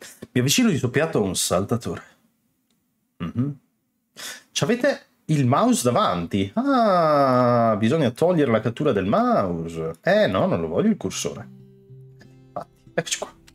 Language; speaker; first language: Italian; native; Italian